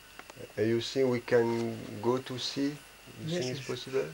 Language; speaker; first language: English; non-native, learner; French